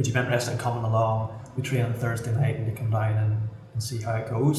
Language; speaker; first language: English; native; English